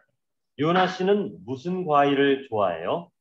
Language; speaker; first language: Korean; non-native, learner; Vietnamese